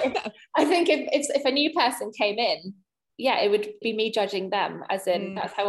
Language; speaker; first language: English; native; English